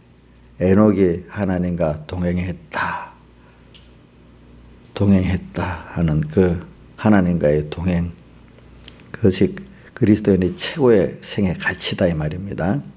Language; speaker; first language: Korean; native; Korean